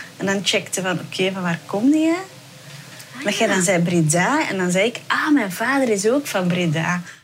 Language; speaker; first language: Dutch; native; Dutch